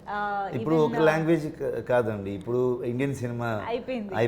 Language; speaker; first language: Telugu; non-native, learner; Kannada